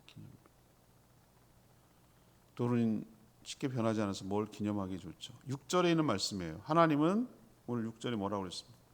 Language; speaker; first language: Korean; native; Korean